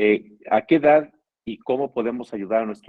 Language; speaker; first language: Spanish; native; Spanish